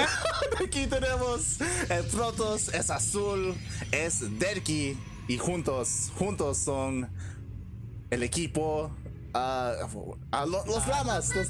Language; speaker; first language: Spanish; non-native, learner; English